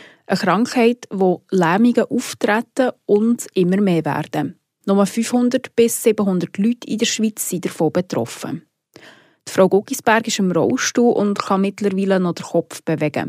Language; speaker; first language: German; native; German